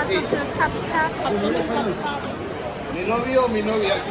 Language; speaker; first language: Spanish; non-native, learner; Korean